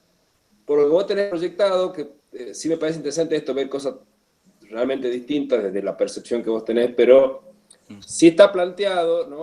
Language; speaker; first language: Spanish; native; Spanish